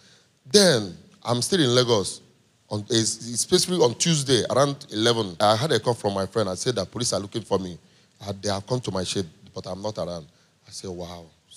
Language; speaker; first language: English; non-native, local second language; Igbo